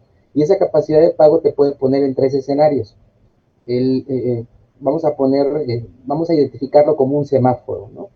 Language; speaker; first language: Spanish; native; Spanish